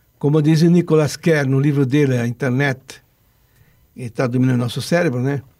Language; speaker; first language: Portuguese; non-native, local second language; Italian